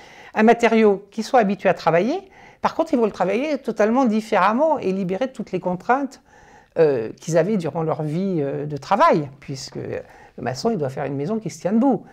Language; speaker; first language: French; native; French